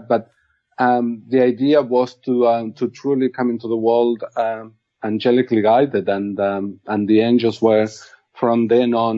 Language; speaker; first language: English; non-native, fluent; Spanish